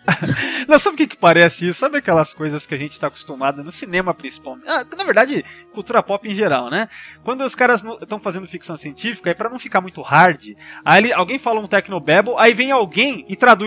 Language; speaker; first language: Portuguese; native; Portuguese